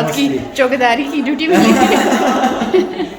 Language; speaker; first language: Hindi; native; Hindi